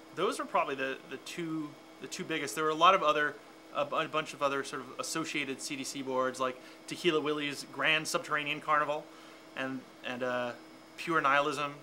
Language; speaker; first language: English; native; English